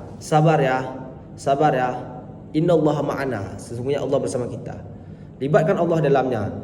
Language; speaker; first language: Malay; non-native, local second language; Achinese